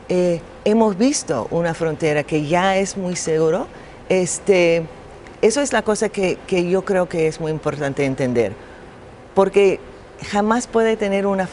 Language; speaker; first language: Spanish; non-native, fluent; English